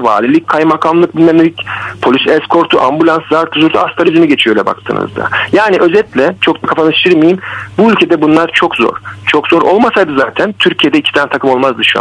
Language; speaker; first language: Turkish; native; Turkish